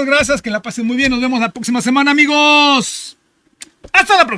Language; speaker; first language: Spanish; native; Spanish